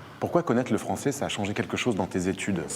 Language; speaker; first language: French; native; French